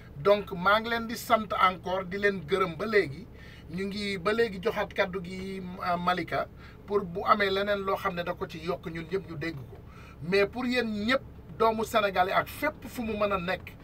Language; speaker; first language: French; non-native, local second language; Wolof